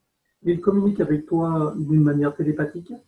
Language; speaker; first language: French; native; French